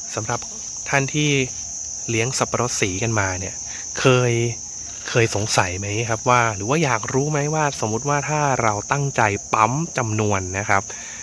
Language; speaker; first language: Thai; native; Thai